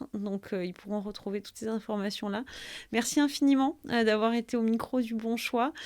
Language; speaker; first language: French; native; French